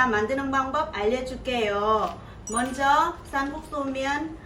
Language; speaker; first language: Korean; non-native, learner; Vietnamese